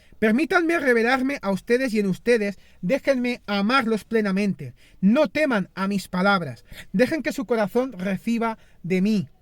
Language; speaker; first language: Spanish; non-native, fluent; Greek